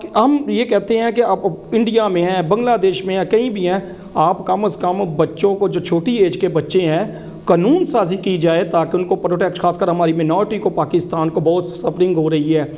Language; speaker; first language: Urdu; non-native, local second language; Punjabi